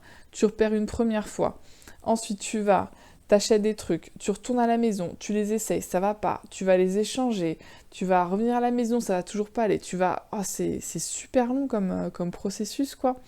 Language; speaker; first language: French; native; French